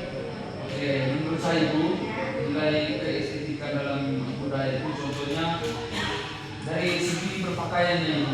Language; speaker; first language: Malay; non-native, local second language; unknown